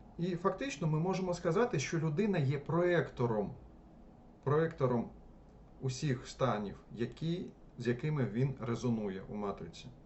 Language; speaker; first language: Ukrainian; non-native, local second language; Russian